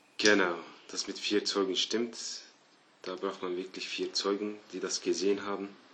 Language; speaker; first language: German; early bilingual, other home language; Turkish